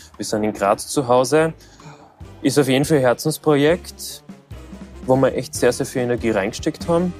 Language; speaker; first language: German; native; German